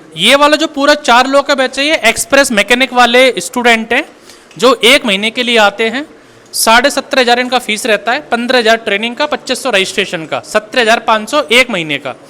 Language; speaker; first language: Hindi; native; Hindi